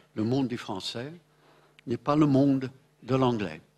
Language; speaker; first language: French; non-native, fluent; English